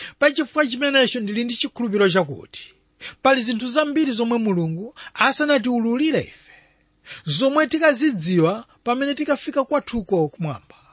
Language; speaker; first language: Nyanja; non-native, local second language; Tumbuka